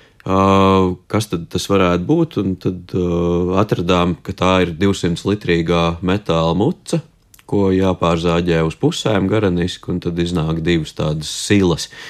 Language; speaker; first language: Latvian; native; Latvian